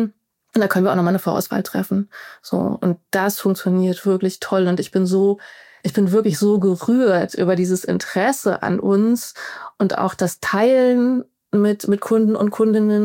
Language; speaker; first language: German; native; German